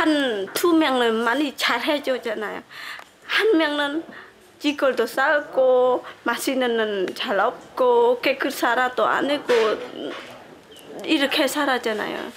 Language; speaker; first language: Korean; non-native, learner; Khmer